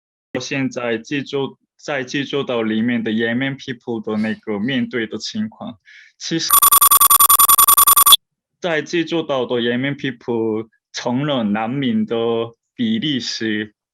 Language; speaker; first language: Chinese; non-native, fluent; Korean